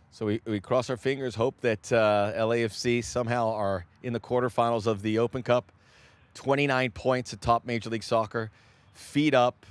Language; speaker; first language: English; native; English